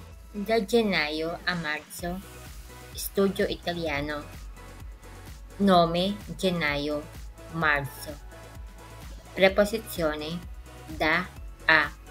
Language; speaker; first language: Italian; non-native, fluent; Filipino